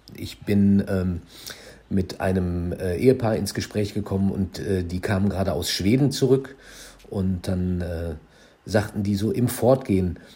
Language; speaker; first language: German; native; German